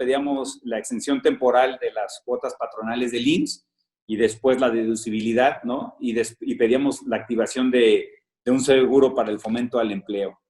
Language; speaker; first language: Spanish; native; Spanish